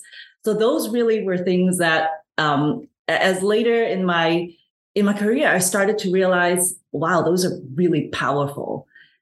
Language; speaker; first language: English; non-native, local second language; Cantonese